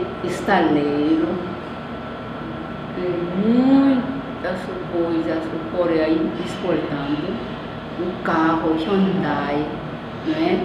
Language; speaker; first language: Portuguese; non-native, learner; Korean